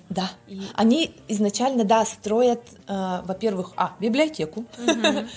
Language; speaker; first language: Russian; non-native, local second language; Yakut